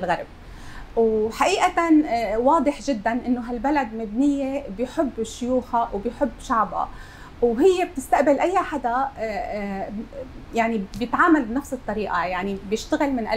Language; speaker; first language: Arabic; native; Arabic